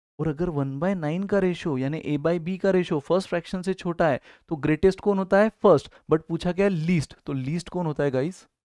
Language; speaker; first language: Hindi; native; Hindi